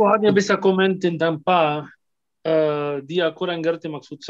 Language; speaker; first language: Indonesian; non-native, fluent; Arabic